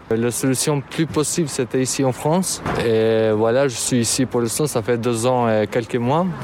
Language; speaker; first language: French; non-native, fluent; Albanian